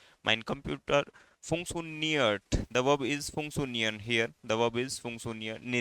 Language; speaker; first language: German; non-native, fluent; Hindi